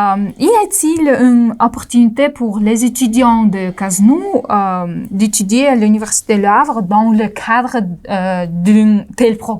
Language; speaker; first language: French; non-native, learner; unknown